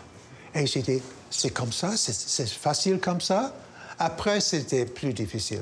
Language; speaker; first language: French; non-native, local second language; English